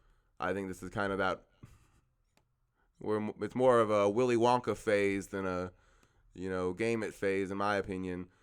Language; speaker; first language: English; native; English